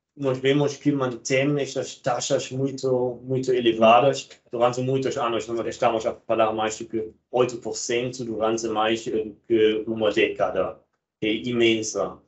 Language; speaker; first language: Portuguese; non-native, fluent; German